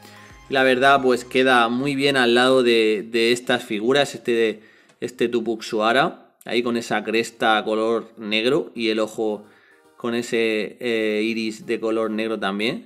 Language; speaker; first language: Spanish; native; Spanish